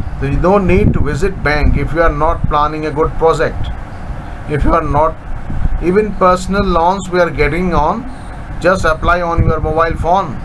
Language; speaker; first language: English; non-native, local second language; Hindi